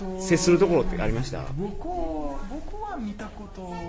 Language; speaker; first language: Japanese; non-native, fluent; Dutch